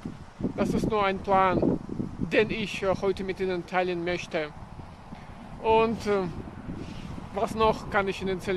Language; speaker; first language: German; non-native, fluent; Russian